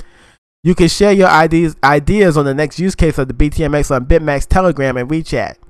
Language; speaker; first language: English; native; English